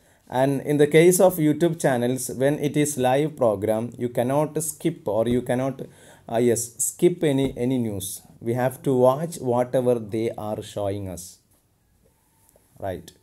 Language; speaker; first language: English; non-native, local second language; Malayalam